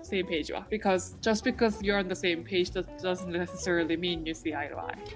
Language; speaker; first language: English; native; English